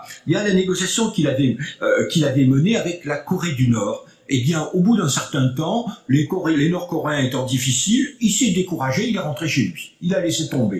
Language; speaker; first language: French; native; French